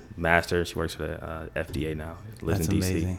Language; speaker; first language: English; native; English